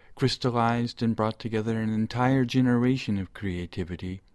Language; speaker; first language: English; native; English